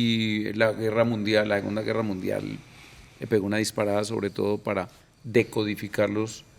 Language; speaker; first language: Spanish; native; Spanish